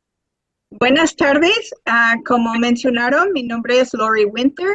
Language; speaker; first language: Spanish; non-native, fluent; English